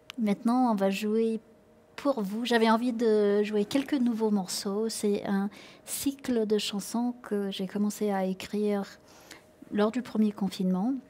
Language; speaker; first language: French; non-native, local second language; English